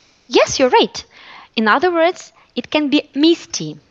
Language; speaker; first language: English; non-native, fluent; Russian